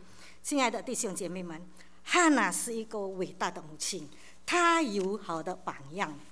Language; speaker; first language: Chinese; native; Chinese